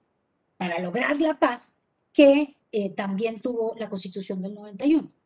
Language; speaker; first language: Spanish; native; Spanish